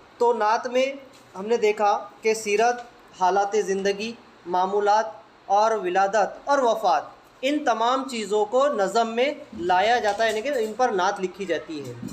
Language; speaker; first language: Urdu; native; Urdu